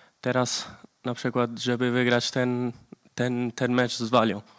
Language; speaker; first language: Polish; early bilingual, heritage; Polish